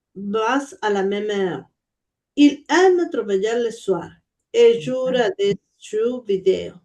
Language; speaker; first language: French; non-native, learner; Spanish